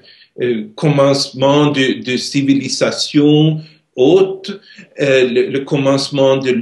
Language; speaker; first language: French; non-native, learner; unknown